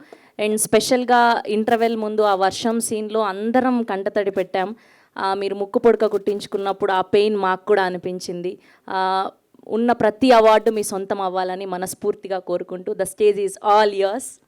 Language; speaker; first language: Telugu; native; Telugu